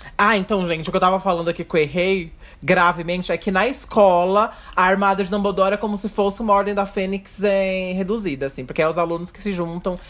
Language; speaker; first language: Portuguese; native; Portuguese